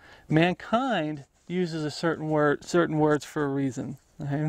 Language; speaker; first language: English; native; English